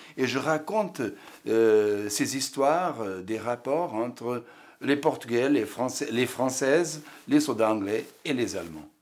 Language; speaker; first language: French; non-native, fluent; Portuguese